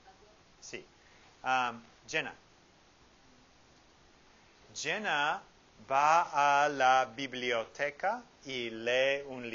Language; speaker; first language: Spanish; non-native, fluent; English